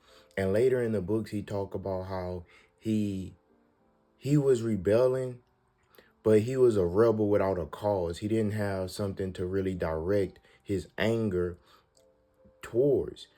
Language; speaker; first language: English; native; English